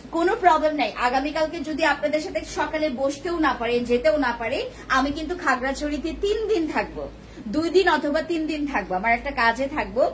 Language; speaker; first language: Bangla; non-native, local second language; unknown